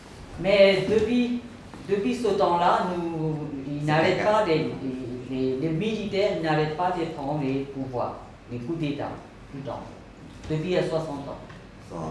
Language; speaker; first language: French; non-native, learner; Burmese